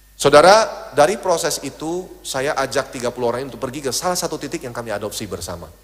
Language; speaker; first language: Indonesian; native; Indonesian